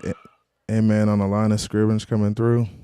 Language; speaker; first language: English; native; English